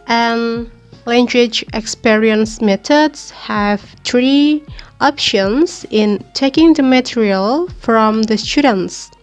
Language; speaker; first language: English; non-native, learner; Indonesian